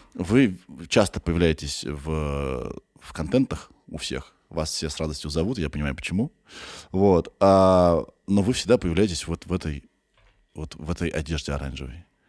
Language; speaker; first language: Russian; native; Russian